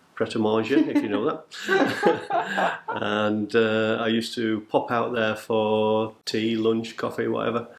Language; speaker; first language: English; native; English